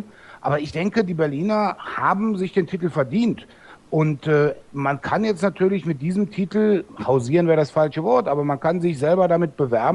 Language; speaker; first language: German; native; German